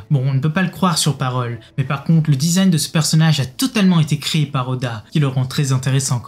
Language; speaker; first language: French; native; French